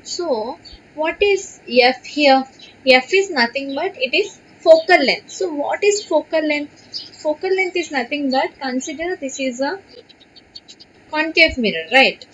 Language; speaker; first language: English; non-native, local second language; Telugu